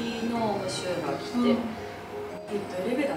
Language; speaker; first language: Japanese; non-native, fluent; Chinese